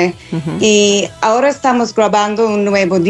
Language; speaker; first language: Spanish; non-native, fluent; English